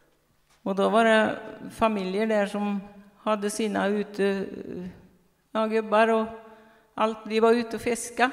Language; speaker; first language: Swedish; native; Swedish